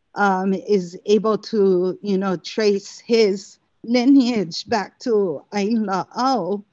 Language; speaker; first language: English; native; English